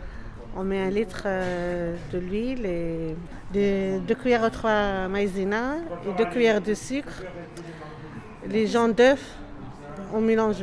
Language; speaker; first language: French; non-native, local second language; Comorian